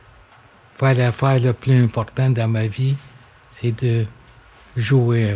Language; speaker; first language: French; non-native, local second language; English